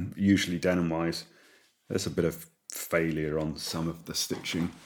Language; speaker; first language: English; native; English